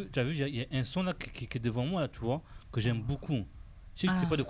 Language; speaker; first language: French; native; French